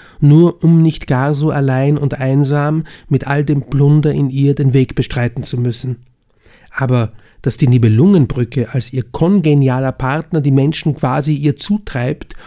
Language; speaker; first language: German; native; German